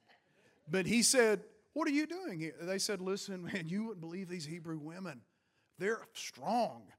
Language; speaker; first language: English; native; English